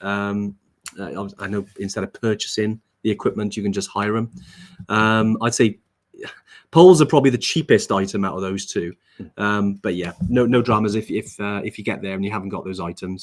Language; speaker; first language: English; native; English